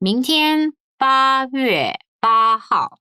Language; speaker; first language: Chinese; non-native, fluent; Korean